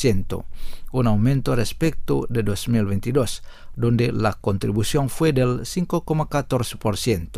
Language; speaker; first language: Spanish; non-native, fluent; Indonesian